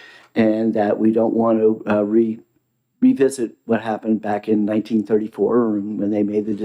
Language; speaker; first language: English; native; English